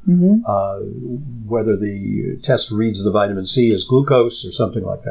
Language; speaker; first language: English; native; English